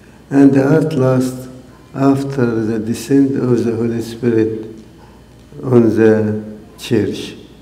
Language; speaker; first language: English; non-native, fluent; Arabic